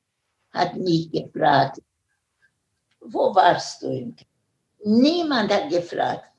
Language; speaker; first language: German; non-native, learner; Hungarian